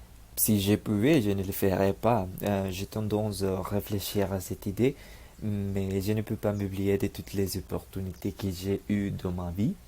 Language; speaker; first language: French; non-native, learner; Spanish